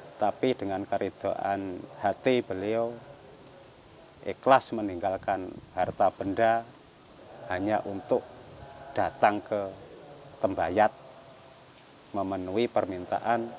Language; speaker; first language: Indonesian; non-native, local second language; Javanese